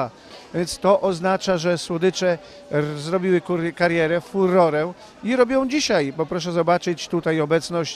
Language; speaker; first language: Polish; native; Polish